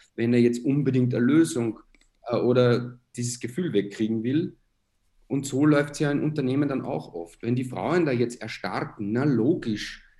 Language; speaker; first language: German; native; German